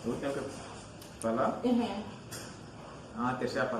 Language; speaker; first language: Portuguese; non-native, fluent; Fang